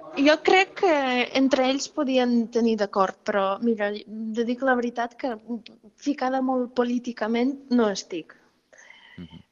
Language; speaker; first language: Catalan; non-native, fluent; Ukrainian